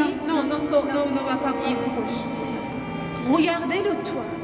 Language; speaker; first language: French; non-native, fluent; Persian